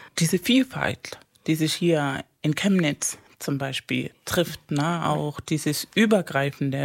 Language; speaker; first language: German; non-native, fluent; Spanish